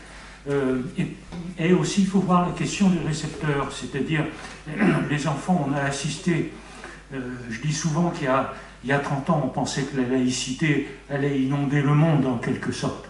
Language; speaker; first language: French; native; French